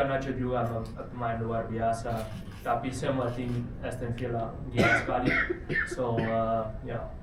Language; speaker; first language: Indonesian; non-native, learner; Dutch